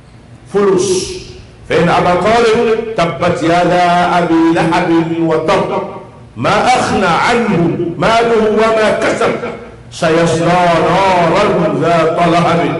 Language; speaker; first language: Arabic; non-native, fluent; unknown